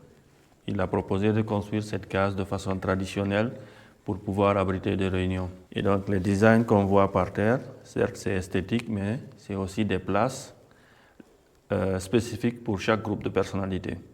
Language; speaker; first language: French; non-native, local second language; Fula